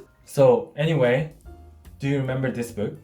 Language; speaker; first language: English; non-native, fluent; Korean